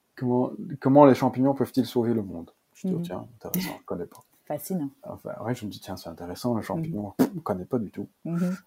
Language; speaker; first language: French; native; French